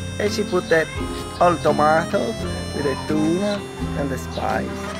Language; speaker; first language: English; non-native, learner; Italian